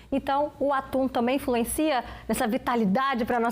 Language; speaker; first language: Portuguese; native; Portuguese